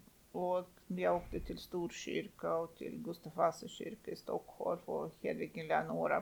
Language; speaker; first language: Swedish; non-native, fluent; Russian